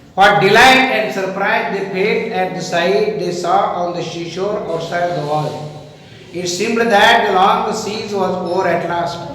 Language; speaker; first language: English; non-native, local second language; Marathi